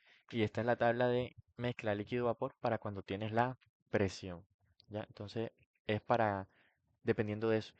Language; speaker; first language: Spanish; native; Spanish